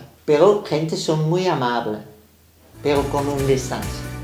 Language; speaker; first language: Spanish; non-native, learner; Dutch